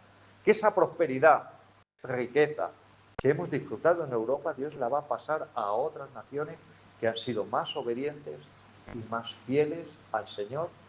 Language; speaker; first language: Spanish; native; Spanish